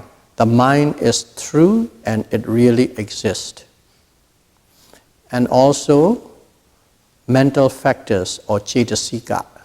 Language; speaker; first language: English; non-native, fluent; Burmese